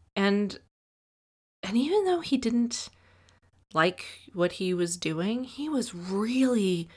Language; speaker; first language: English; native; English